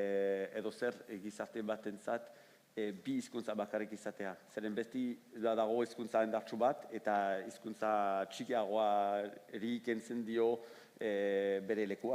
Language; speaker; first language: Basque; non-native, fluent; French